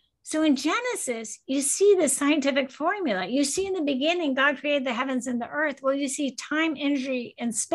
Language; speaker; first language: English; native; English